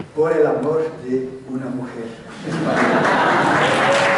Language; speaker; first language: Spanish; non-native, learner; Dutch